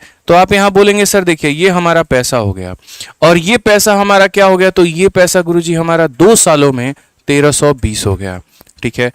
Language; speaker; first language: Hindi; native; Hindi